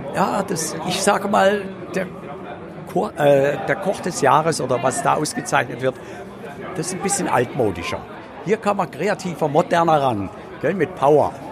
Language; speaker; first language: German; native; German